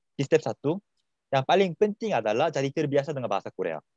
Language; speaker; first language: Indonesian; non-native, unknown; Korean